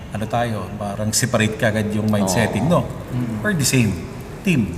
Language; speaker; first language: Filipino; non-native, local second language; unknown